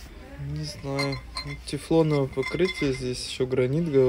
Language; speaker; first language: Russian; native; Russian